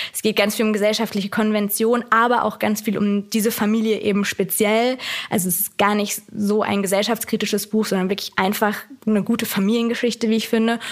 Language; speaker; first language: German; native; German